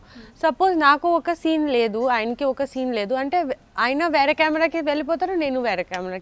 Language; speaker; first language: Telugu; non-native, learner; Bangla